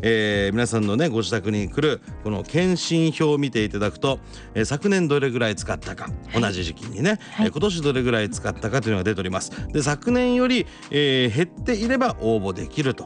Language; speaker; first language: Japanese; native; Japanese